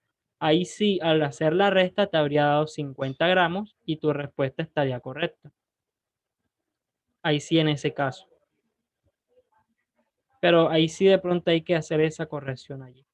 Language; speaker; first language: Spanish; native; Spanish